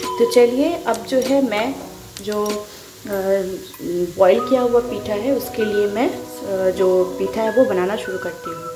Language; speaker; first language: Hindi; non-native, local second language; Bangla